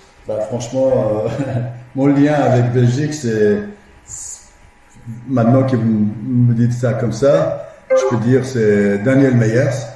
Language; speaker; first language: French; non-native, fluent; Persian